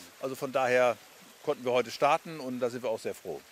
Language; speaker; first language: German; native; German